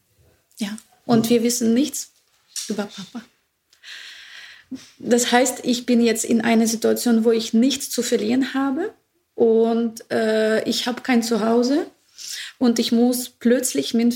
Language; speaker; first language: German; non-native, fluent; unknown